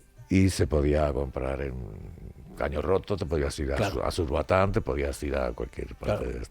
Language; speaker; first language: Spanish; native; Spanish